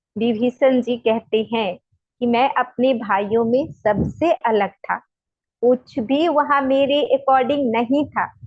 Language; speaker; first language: Hindi; native; Hindi